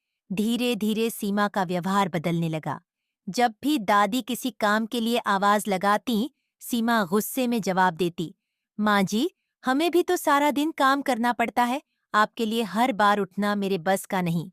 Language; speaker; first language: Hindi; native; Hindi